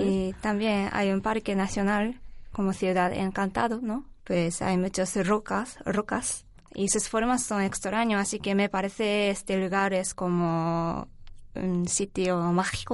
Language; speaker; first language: Spanish; non-native, learner; Japanese